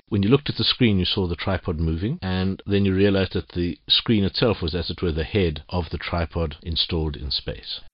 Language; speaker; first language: English; native; English